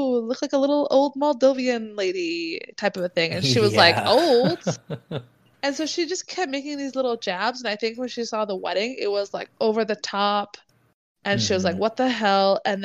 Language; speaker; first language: English; native; English